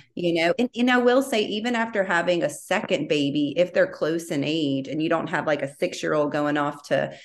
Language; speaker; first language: English; native; English